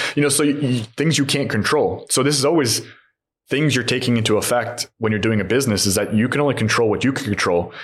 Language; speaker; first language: English; native; English